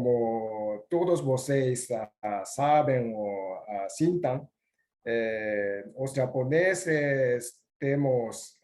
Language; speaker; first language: Portuguese; non-native, learner; Japanese